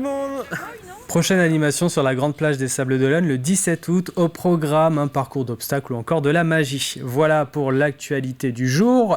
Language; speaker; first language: French; native; French